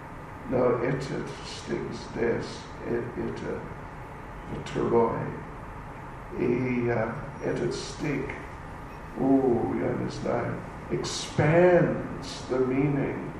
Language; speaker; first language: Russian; non-native, learner; English